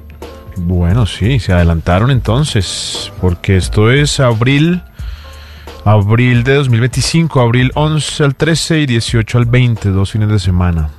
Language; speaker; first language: Spanish; native; Spanish